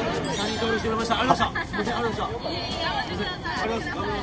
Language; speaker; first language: Japanese; native; Japanese